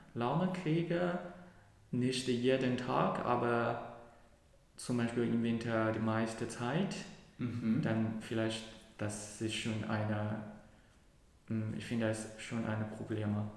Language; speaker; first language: German; non-native, learner; Cantonese